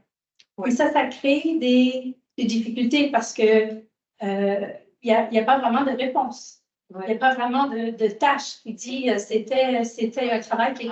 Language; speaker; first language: French; native; French